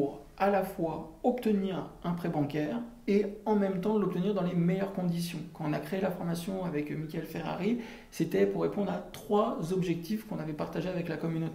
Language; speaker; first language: French; native; French